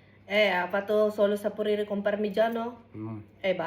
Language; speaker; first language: Italian; non-native, learner; Filipino